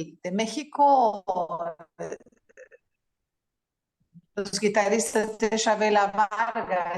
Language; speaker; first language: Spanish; non-native, learner; Greek